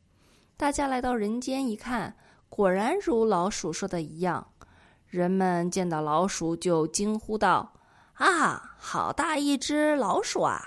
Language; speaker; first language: Chinese; native; Chinese